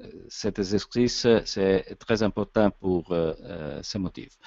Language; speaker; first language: French; non-native, learner; Italian